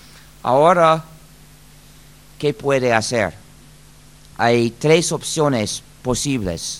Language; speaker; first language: Spanish; non-native, fluent; English